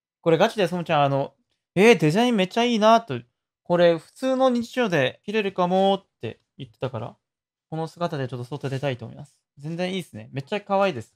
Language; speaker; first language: Japanese; non-native, fluent; Korean